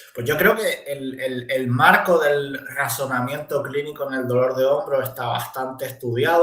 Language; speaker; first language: Spanish; native; Spanish